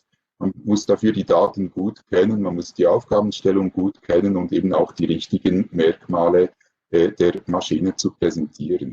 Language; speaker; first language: German; native; German